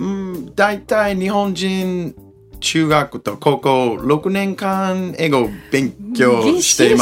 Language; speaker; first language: Japanese; non-native, learner; English